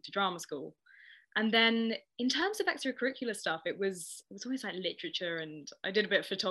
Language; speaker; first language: English; native; English